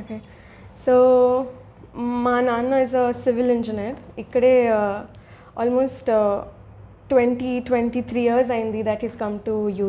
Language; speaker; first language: Telugu; early bilingual, heritage; Telugu